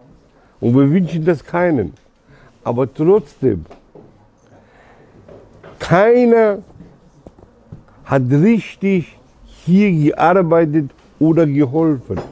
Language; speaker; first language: German; early bilingual, other home language; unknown